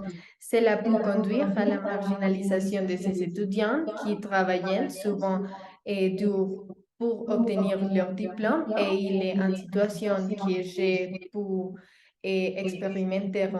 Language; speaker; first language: French; non-native, learner; Spanish